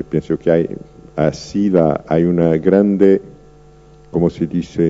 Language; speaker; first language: Spanish; non-native, fluent; Portuguese